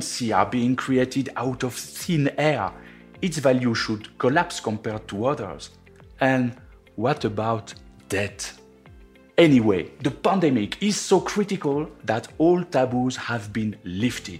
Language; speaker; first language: English; non-native, fluent; French